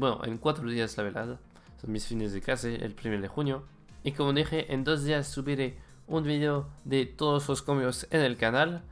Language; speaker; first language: Spanish; non-native, fluent; French